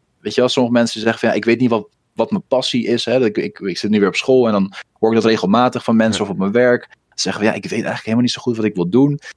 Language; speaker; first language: Dutch; early bilingual, other home language; Russian